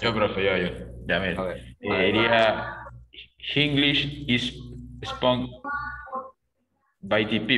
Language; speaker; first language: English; non-native, learner; Spanish